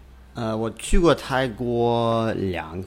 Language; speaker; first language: Chinese; non-native, learner; English